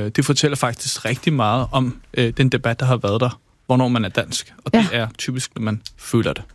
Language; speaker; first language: Danish; early bilingual, other home language; Kurdish